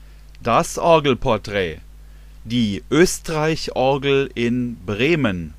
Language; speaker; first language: German; native; German